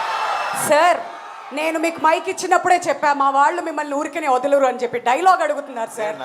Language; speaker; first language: Telugu; native; Telugu